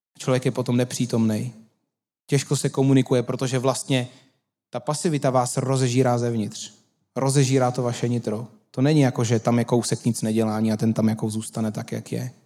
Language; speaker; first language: Czech; native; Czech